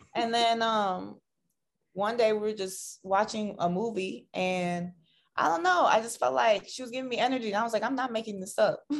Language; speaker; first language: English; native; English